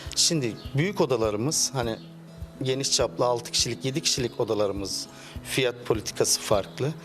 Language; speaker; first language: Turkish; native; Turkish